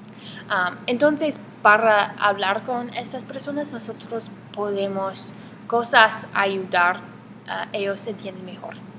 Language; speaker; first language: Spanish; non-native, learner; English